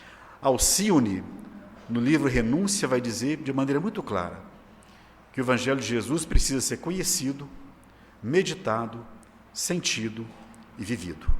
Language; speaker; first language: Portuguese; native; Portuguese